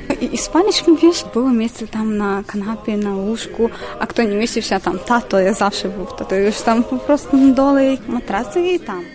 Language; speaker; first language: Polish; non-native, fluent; Ukrainian